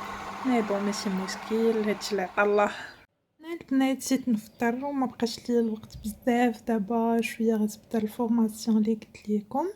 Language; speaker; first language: Arabic; native; Arabic